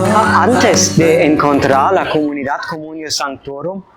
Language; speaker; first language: Spanish; non-native, fluent; German